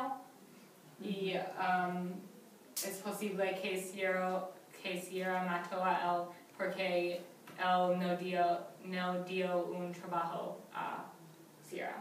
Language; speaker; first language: Spanish; non-native, learner; English